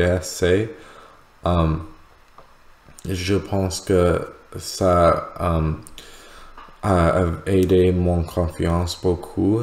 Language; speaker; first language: French; non-native, learner; English